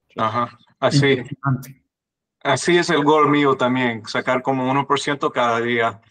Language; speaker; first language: Spanish; non-native, fluent; English